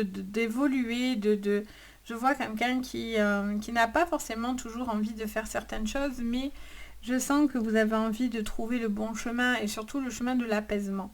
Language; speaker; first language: French; native; French